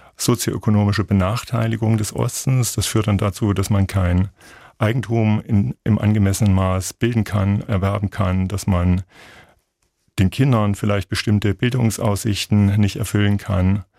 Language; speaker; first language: German; native; German